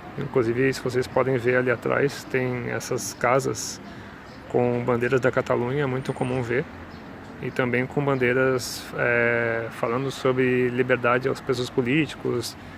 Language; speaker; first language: Portuguese; native; Portuguese